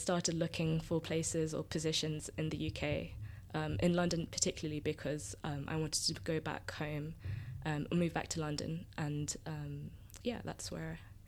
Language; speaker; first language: English; native; English